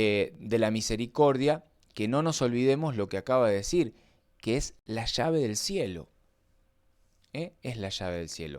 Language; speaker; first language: Spanish; native; Spanish